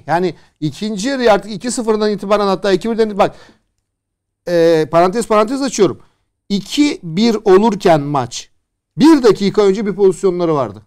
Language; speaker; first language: Turkish; native; Turkish